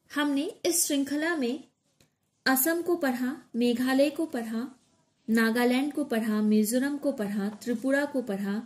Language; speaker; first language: Hindi; native; Hindi